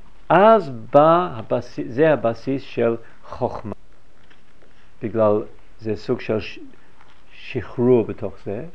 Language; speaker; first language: Hebrew; non-native, fluent; English